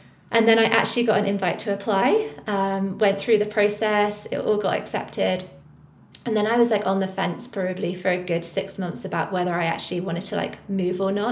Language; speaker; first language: English; native; English